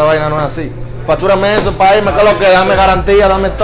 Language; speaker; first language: Spanish; native; Spanish